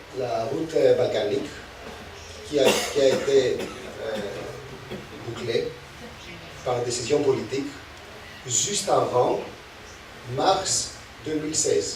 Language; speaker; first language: French; non-native, fluent; Greek